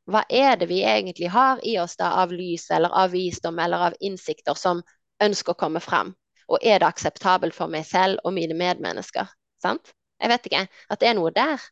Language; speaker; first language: Norwegian; native; Norwegian